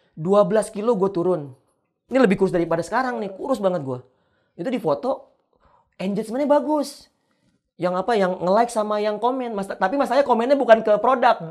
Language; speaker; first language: Indonesian; native; Indonesian